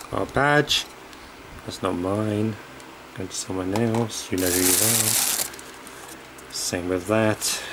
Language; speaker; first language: English; native; English